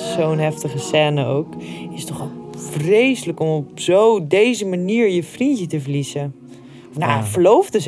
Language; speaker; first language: Dutch; native; Dutch